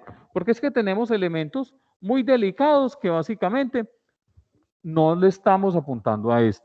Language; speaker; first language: Spanish; native; Spanish